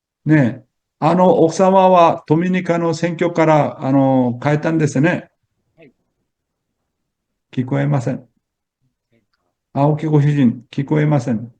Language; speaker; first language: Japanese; non-native, fluent; Korean